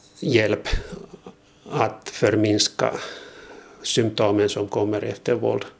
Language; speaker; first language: Swedish; non-native, learner; Finnish